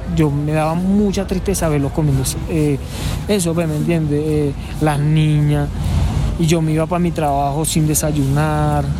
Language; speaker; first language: Spanish; native; Spanish